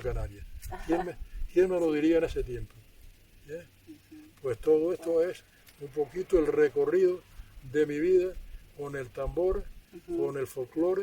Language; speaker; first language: Spanish; native; Spanish